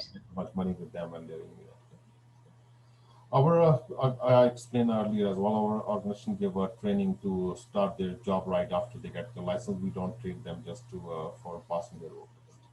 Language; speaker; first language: English; non-native, fluent; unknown